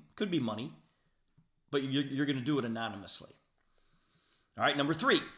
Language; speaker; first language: English; native; English